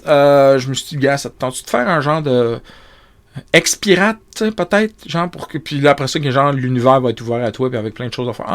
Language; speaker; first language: French; native; French